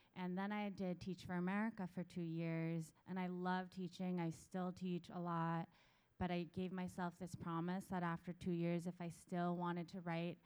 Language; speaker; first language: English; early bilingual, other home language; Korean